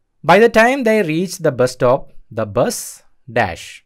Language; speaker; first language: English; non-native, local second language; Malayalam